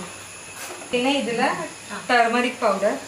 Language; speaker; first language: Malayalam; non-native, learner; Tamil